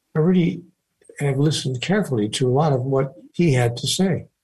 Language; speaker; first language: English; native; English